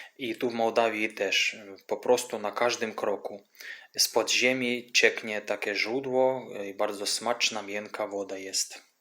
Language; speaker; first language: Polish; non-native, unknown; Ukrainian